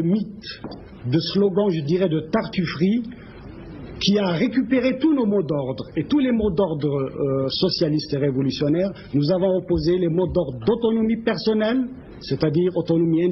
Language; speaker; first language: French; non-native, local second language; Kabyle